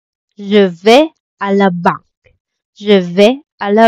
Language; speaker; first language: French; non-native, local second language; Filipino